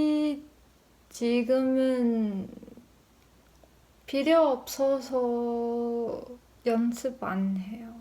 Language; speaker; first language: Korean; non-native, learner; English